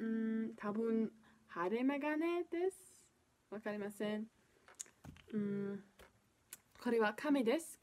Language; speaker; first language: Japanese; non-native, learner; English